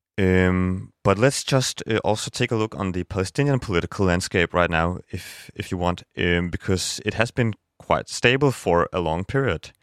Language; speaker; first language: English; non-native, fluent; Danish